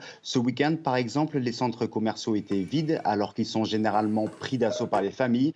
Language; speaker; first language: French; native; French